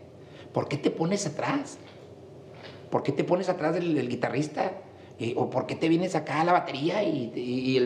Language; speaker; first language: Spanish; native; Spanish